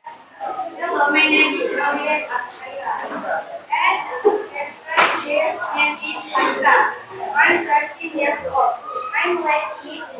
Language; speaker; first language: English; non-native, learner; Indonesian